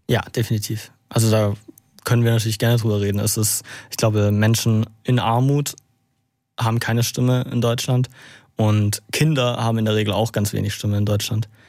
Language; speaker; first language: German; native; German